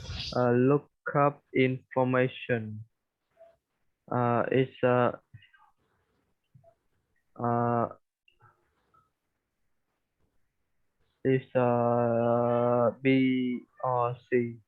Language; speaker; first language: English; non-native, learner; Vietnamese